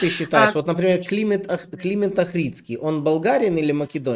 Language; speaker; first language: Russian; non-native, local second language; Ukrainian